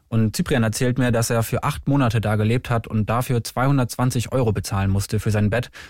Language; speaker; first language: German; native; German